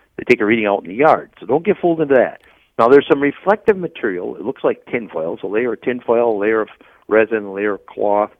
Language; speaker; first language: English; native; English